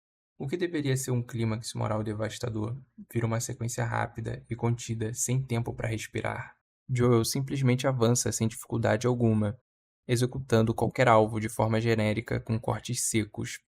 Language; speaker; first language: Portuguese; native; Portuguese